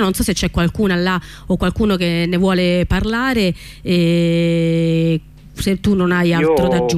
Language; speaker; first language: Italian; native; Italian